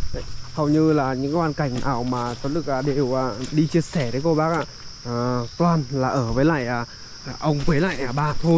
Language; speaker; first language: Vietnamese; native; Vietnamese